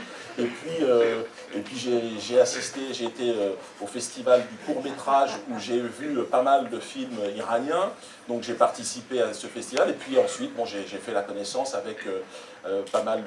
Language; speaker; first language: French; native; French